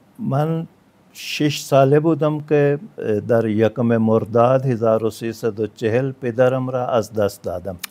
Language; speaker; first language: Persian; non-native, fluent; Punjabi